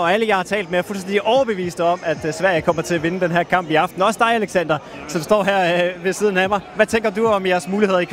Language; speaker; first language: Danish; native; Danish